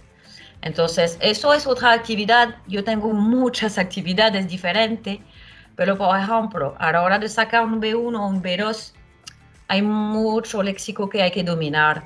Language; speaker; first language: Spanish; non-native, fluent; French